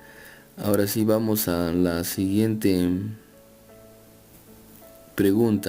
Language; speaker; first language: Spanish; native; Spanish